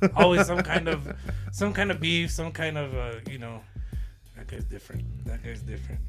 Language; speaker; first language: English; native; English